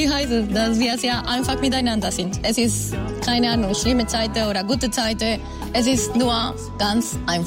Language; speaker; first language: German; non-native, learner; Spanish